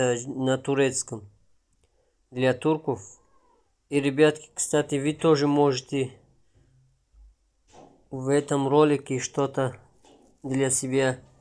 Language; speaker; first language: Russian; non-native, local second language; Tajik